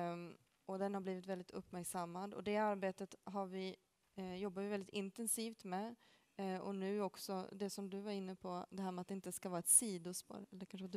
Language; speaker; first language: Swedish; native; Swedish